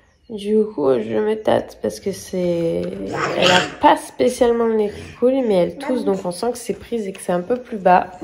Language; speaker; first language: French; native; French